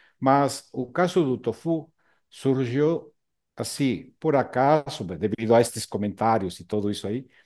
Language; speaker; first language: Portuguese; non-native, fluent; Spanish